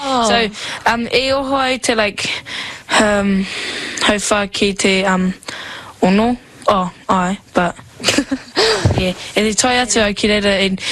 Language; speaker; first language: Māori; non-native, learner; English